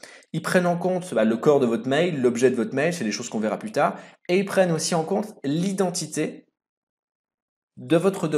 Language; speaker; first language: French; native; French